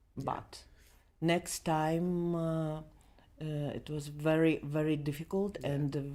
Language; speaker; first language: English; non-native, learner; Belarusian